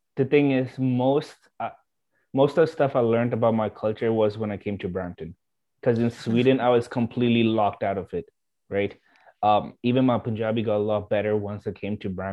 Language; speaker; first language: English; non-native, fluent; Swedish